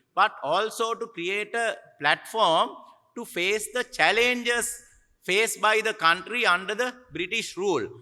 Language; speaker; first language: English; non-native, local second language; Sinhala